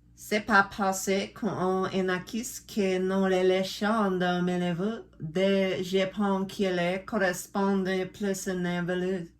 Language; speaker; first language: French; non-native, learner; English